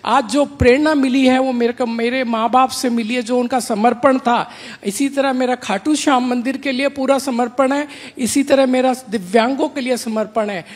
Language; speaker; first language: Hindi; native; Hindi